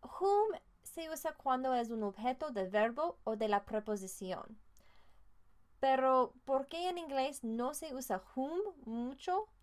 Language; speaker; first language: Spanish; non-native, fluent; English